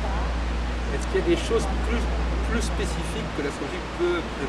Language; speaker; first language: French; native; French